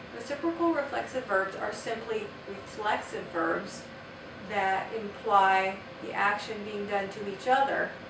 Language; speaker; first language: English; native; English